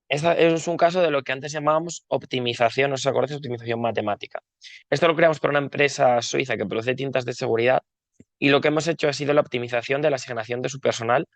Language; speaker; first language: Spanish; native; Spanish